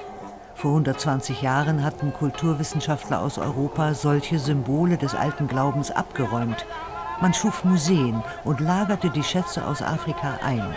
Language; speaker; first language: German; native; German